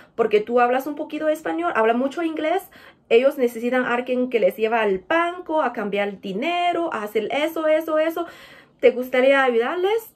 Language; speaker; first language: Spanish; non-native, fluent; Chinese